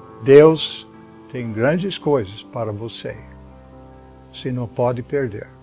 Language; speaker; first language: Portuguese; non-native, fluent; English